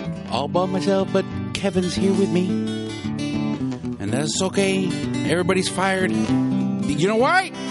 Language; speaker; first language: English; early bilingual, other home language; Spanish